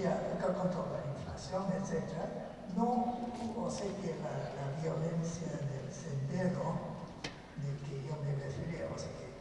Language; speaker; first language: Spanish; non-native, fluent; English